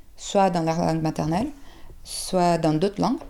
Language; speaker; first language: French; non-native, fluent; Portuguese